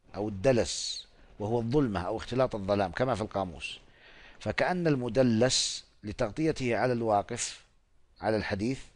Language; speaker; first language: Arabic; non-native, fluent; Oromo